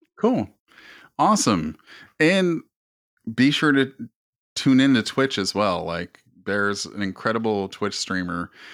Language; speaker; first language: English; native; English